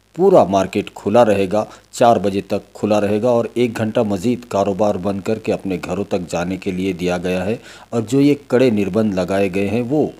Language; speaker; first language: Hindi; non-native, local second language; Urdu